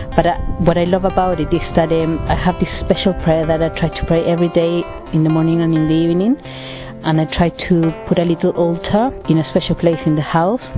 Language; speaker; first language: English; non-native, fluent; Spanish